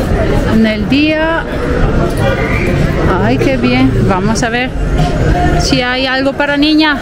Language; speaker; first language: Spanish; non-native, fluent; Italian